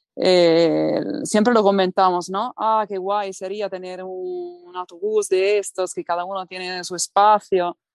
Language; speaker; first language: Spanish; non-native, fluent; Italian